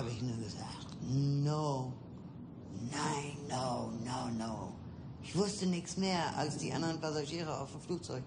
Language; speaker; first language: German; non-native, fluent; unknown